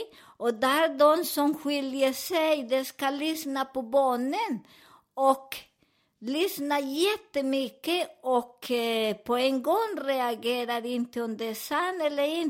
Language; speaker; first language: Swedish; non-native, learner; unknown